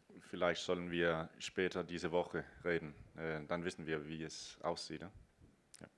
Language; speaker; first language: German; non-native, fluent; Danish